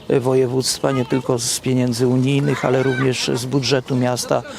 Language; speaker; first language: Polish; native; Polish